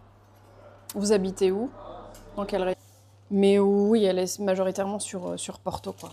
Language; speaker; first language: French; native; French